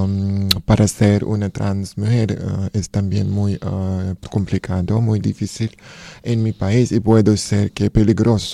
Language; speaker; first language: Spanish; non-native, learner; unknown